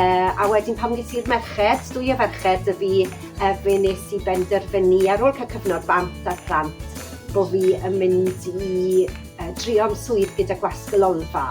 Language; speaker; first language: Welsh; native; Welsh